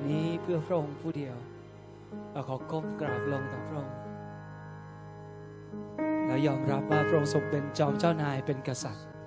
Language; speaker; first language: Thai; native; Thai